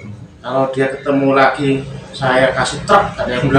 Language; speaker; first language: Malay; non-native, local second language; Javanese